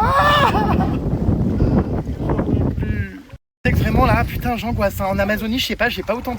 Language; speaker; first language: French; native; French